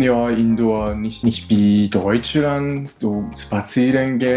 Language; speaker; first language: German; non-native, learner; Japanese